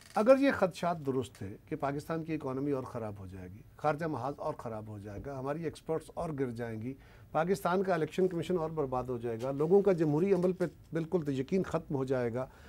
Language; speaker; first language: Urdu; non-native, local second language; Punjabi